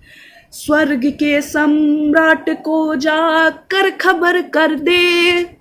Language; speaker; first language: Hindi; native; Hindi